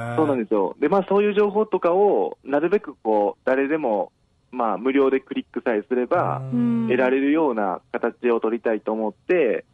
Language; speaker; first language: Japanese; native; Japanese